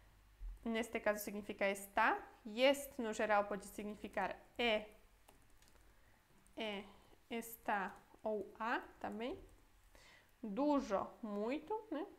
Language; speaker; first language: Portuguese; non-native, fluent; Polish